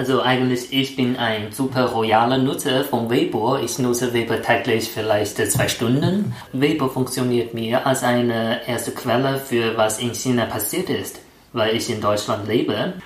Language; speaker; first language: German; non-native, fluent; Chinese